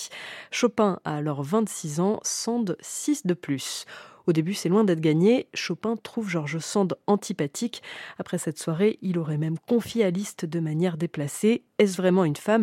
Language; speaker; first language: French; native; French